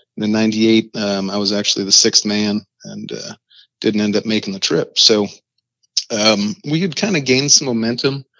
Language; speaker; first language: English; native; English